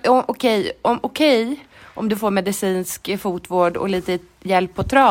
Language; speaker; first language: Swedish; native; Swedish